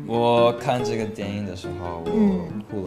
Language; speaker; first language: Chinese; non-native, learner; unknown